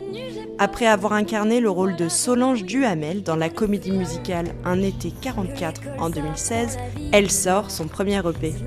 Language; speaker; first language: French; native; French